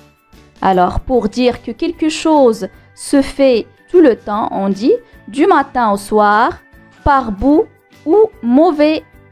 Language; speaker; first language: French; non-native, local second language; Arabic